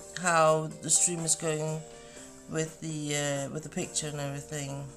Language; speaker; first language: English; non-native, fluent; Danish